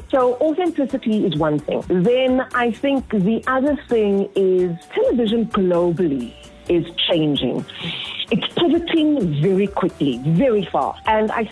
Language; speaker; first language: English; native; English